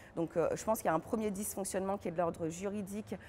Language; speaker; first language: French; native; French